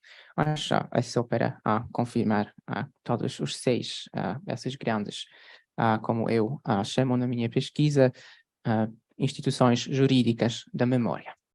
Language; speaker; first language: Portuguese; non-native, fluent; Polish